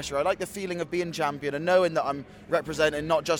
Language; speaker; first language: English; native; English